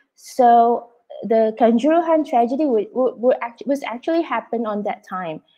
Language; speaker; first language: English; non-native, fluent; Indonesian